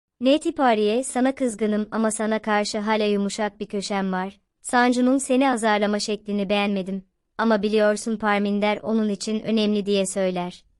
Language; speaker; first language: Turkish; native; Turkish